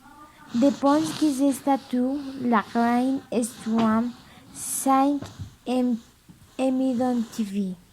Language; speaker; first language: French; non-native, learner; Spanish